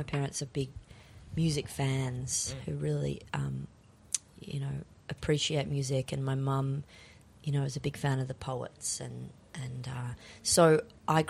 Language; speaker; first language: English; native; English